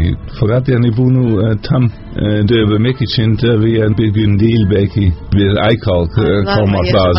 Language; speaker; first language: Turkish; non-native, fluent; Dutch